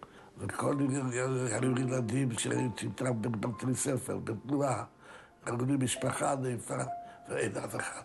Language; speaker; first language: Hebrew; non-native, fluent; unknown